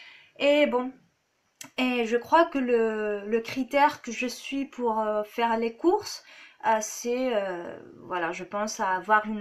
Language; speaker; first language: French; non-native, fluent; Spanish